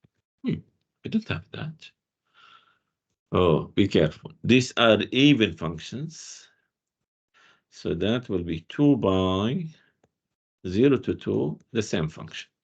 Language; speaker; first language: English; non-native, fluent; Arabic